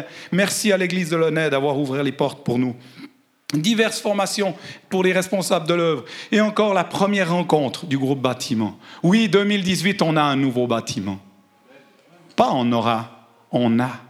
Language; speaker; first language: French; native; French